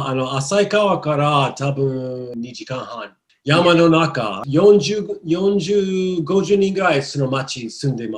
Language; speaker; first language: Japanese; non-native, learner; English